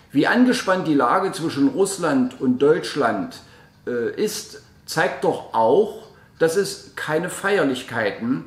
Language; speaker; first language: German; native; German